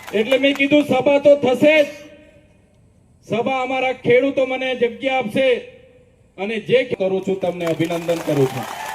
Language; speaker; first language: Gujarati; non-native, local second language; Vasavi